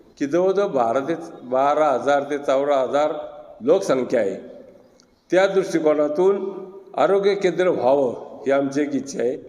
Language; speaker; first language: Marathi; native; Marathi